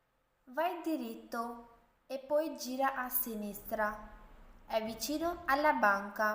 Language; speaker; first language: Italian; non-native, learner; Urdu